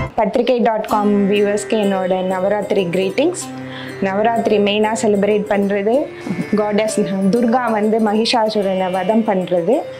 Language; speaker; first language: Tamil; non-native, local second language; Gujarati